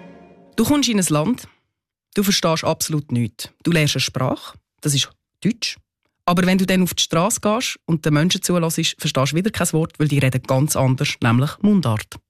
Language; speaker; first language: German; native; German